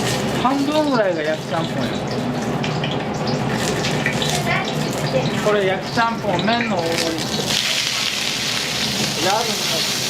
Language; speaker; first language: Japanese; native; Japanese